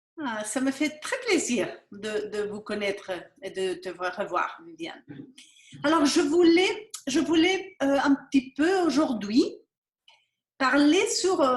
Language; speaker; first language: French; non-native, fluent; Spanish